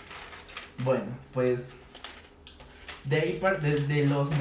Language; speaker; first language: Spanish; native; Spanish